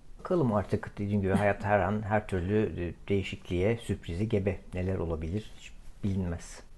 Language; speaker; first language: Turkish; native; Turkish